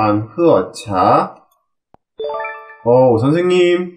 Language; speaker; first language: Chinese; non-native, learner; Korean